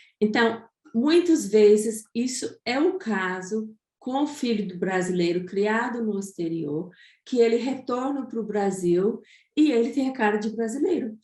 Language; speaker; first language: Portuguese; non-native, fluent; English